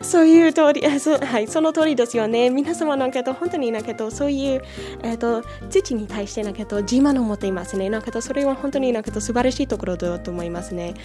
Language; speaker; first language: Japanese; non-native, fluent; English